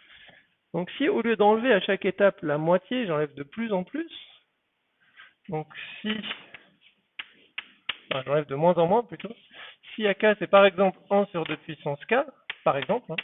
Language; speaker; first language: French; native; French